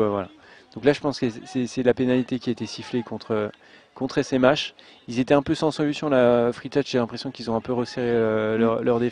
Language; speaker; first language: French; native; French